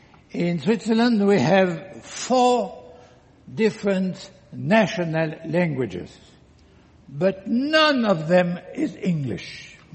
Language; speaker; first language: English; non-native, learner; French